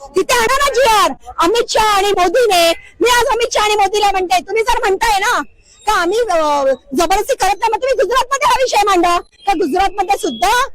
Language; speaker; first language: Marathi; native; Marathi